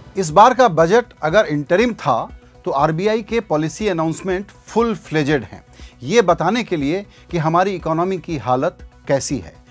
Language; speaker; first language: Hindi; native; Hindi